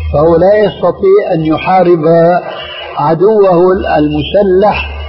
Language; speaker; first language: Arabic; early bilingual, other home language; Albanian